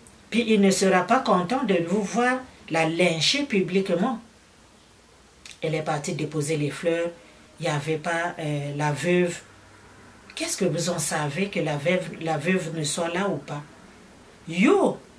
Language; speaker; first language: French; non-native, local second language; Lingala